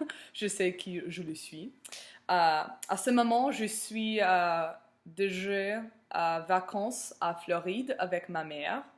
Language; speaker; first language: French; non-native, learner; English